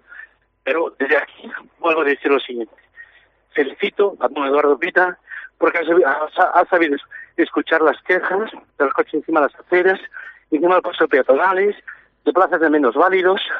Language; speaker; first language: Spanish; native; Spanish